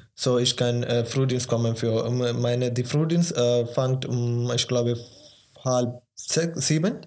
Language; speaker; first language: German; non-native, learner; Malayalam